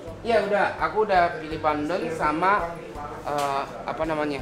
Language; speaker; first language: Indonesian; non-native, fluent; Japanese